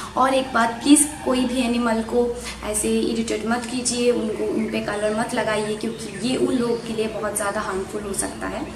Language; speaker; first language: Hindi; non-native, local second language; Bangla